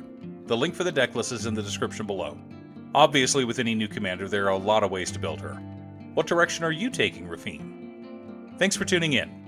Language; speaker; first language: English; native; English